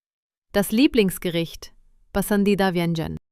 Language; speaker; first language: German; non-native, fluent; Hindi